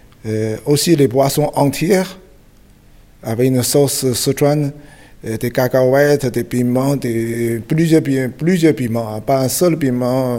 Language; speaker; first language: French; non-native, fluent; Chinese